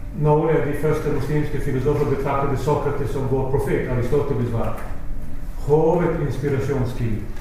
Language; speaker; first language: Danish; non-native, fluent; Bosnian